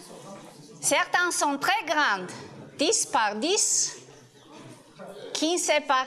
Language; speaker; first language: French; non-native, learner; Italian